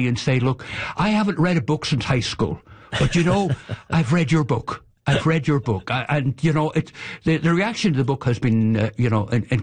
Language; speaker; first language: English; native; English